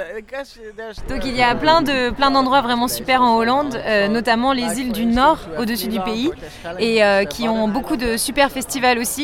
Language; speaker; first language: French; non-native, fluent; Dutch